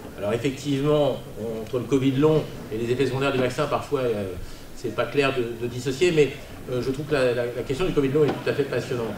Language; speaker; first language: French; native; French